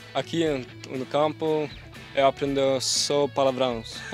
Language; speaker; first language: Portuguese; non-native, learner; Italian